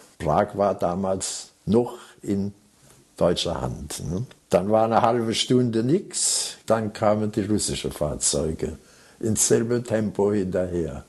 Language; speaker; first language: German; native; German